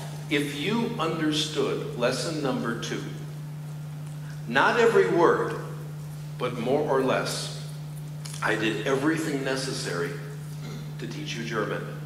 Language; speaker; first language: English; native; English